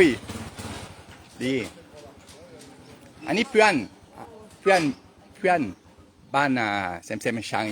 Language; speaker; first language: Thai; non-native, learner; French